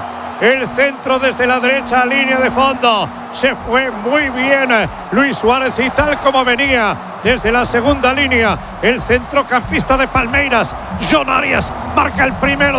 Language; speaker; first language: Spanish; native; Spanish